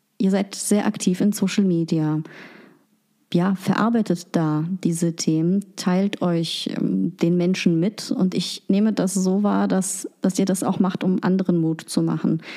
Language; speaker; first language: German; native; German